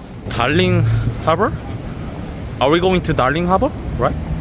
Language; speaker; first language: English; non-native, learner; Korean